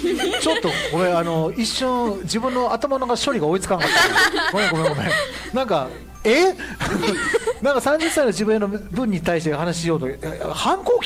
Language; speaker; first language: Japanese; native; Japanese